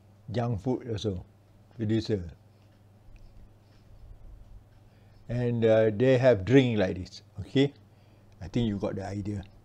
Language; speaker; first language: English; non-native, local second language; Malay